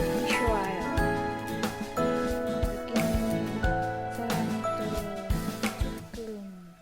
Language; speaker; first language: Korean; non-native, learner; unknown